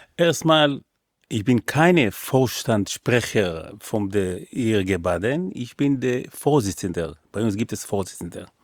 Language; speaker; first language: German; non-native, fluent; Hebrew